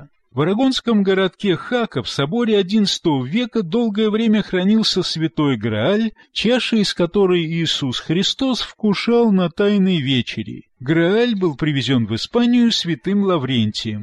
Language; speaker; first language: Russian; native; Russian